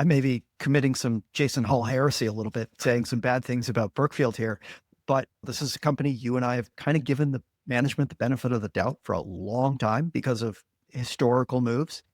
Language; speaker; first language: English; native; English